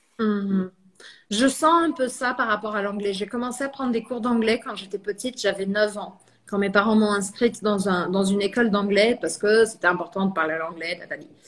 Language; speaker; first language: French; early bilingual, heritage; French